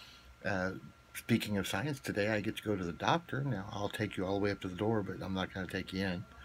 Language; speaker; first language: English; native; English